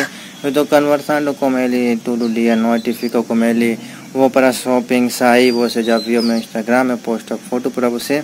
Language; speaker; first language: Portuguese; non-native, learner; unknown